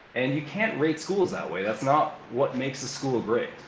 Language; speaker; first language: English; native; English